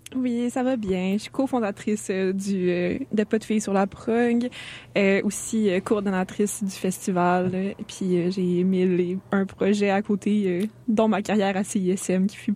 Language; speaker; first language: French; native; French